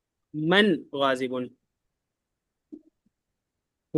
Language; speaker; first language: Arabic; non-native, fluent; Urdu